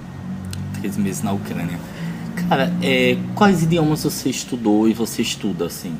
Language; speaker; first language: Portuguese; native; Portuguese